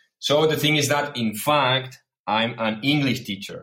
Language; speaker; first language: English; non-native, fluent; Catalan